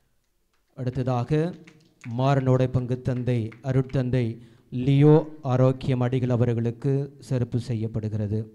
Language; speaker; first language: Tamil; native; Tamil